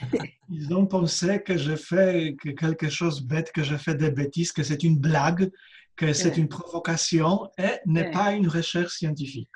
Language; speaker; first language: French; non-native, fluent; Polish